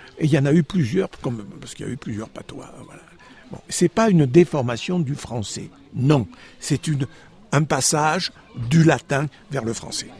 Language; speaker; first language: French; native; French